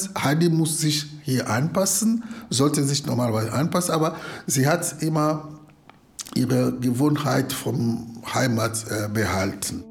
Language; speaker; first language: German; non-native, fluent; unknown